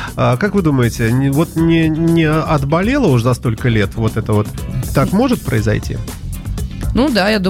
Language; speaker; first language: Russian; native; Russian